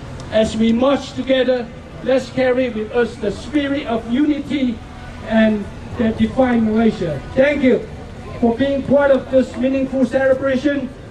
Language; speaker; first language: English; non-native, local second language; Chinese